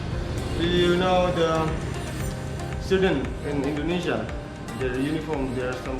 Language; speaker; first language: English; non-native, fluent; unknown